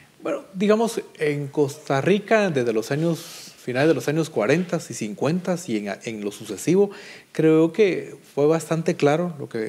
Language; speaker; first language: Spanish; native; Spanish